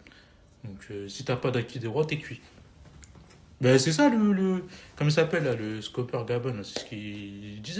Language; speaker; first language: French; native; French